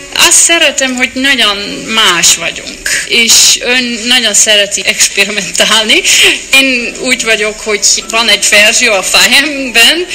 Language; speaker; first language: Hungarian; non-native, learner; Dutch